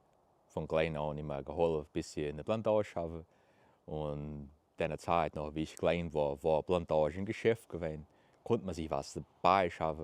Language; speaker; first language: German; early bilingual, heritage; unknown